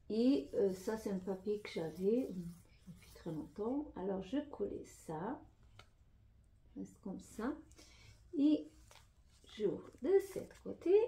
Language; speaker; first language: French; non-native, fluent; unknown